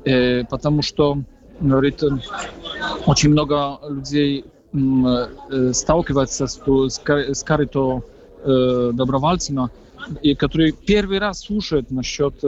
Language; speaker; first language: Russian; non-native, fluent; Polish